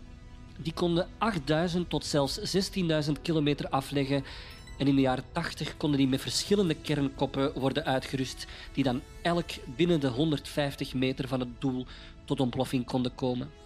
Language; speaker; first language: Dutch; native; Dutch